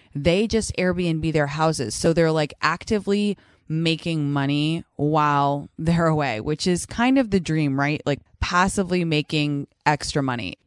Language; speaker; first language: English; native; English